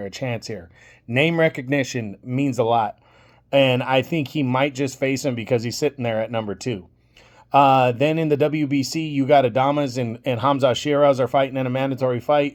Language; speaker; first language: English; native; English